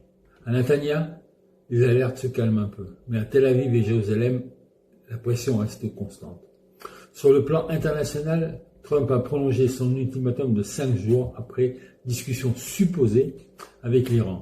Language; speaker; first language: French; native; French